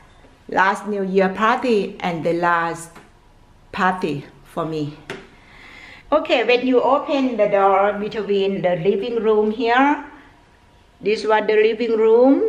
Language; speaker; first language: English; non-native, learner; Thai